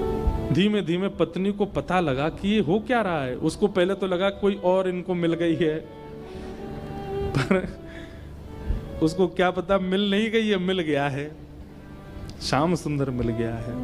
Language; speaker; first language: Hindi; native; Hindi